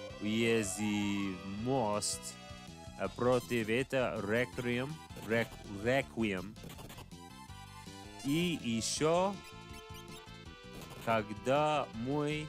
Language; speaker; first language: Russian; non-native, learner; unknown